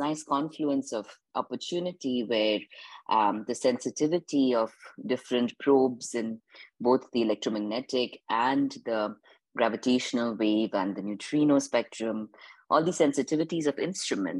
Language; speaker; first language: English; non-native, local second language; Hindi